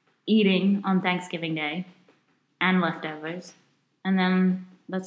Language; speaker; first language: English; native; English